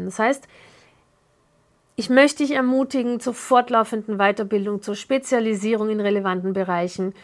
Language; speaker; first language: German; native; German